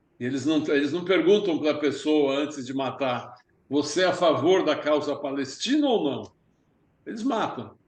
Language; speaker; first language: Portuguese; early bilingual, other home language; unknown